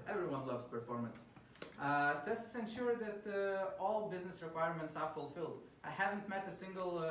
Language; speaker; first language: English; non-native, fluent; Lithuanian